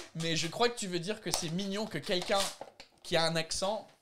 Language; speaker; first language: French; non-native, fluent; English